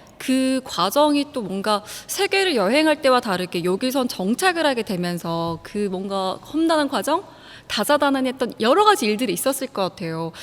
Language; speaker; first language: Korean; native; Korean